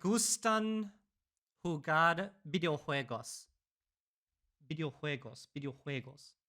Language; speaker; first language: Spanish; non-native, learner; English